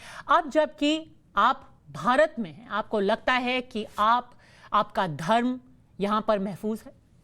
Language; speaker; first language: Hindi; native; Hindi